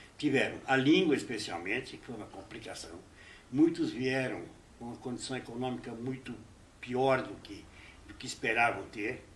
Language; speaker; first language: Portuguese; early bilingual, other home language; Hungarian